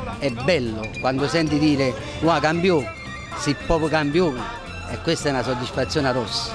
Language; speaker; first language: Italian; native; Italian